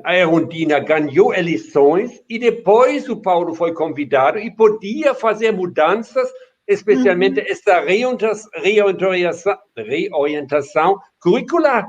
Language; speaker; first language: Portuguese; non-native, fluent; German